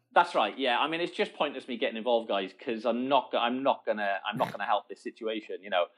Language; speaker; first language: English; native; English